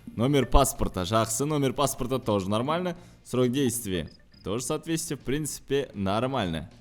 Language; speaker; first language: Russian; non-native, local second language; Kazakh